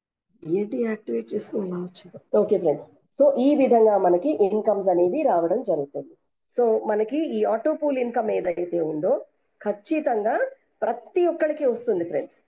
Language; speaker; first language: Telugu; native; Telugu